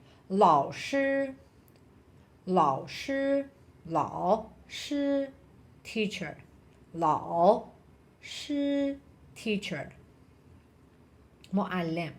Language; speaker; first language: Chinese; non-native, fluent; Persian